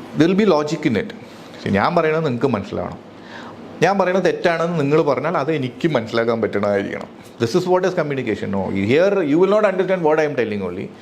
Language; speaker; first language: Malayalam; native; Malayalam